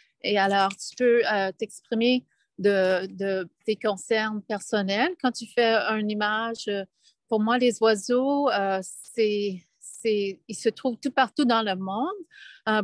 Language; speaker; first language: French; non-native, fluent; English